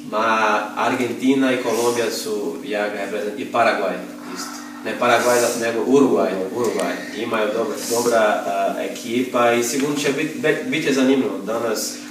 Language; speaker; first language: Croatian; non-native, learner; Portuguese